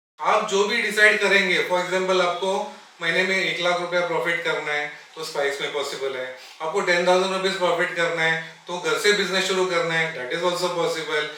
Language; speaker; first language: Hindi; non-native, local second language; Marathi